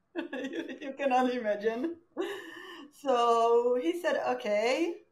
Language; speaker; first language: English; non-native, fluent; Hebrew